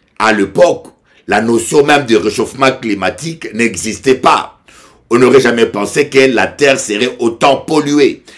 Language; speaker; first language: French; non-native, local second language; Lingala